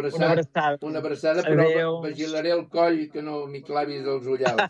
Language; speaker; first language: Catalan; native; Catalan